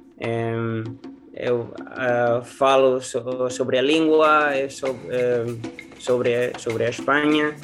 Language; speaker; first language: Portuguese; non-native, learner; Spanish